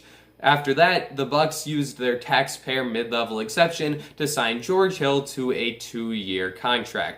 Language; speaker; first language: English; native; English